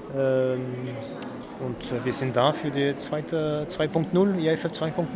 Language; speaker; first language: German; non-native, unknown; French